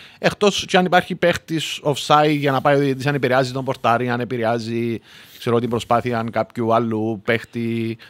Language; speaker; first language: Greek; native; Greek